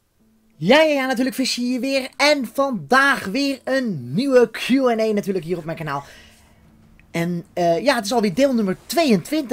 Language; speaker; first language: Dutch; native; Dutch